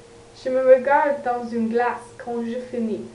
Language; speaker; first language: French; non-native, learner; English